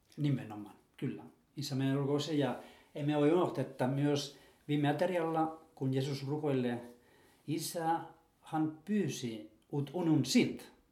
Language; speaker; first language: Finnish; non-native, fluent; Spanish